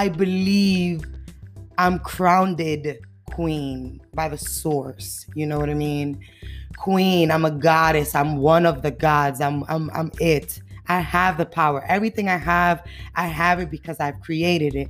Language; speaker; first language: English; native; English